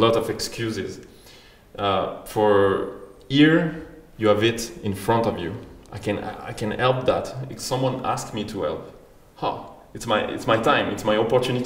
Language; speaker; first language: English; non-native, fluent; French